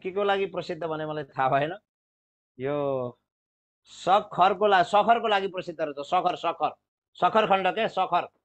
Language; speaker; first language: Nepali; native; Nepali